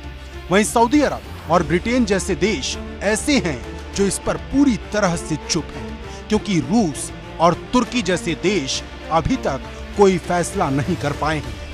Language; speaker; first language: Hindi; native; Hindi